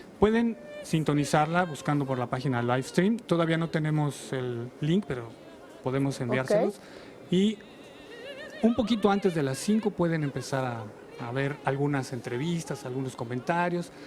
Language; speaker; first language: Spanish; native; Spanish